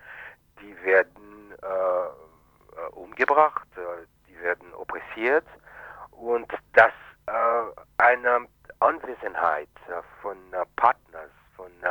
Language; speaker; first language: German; non-native, fluent; Haitian Creole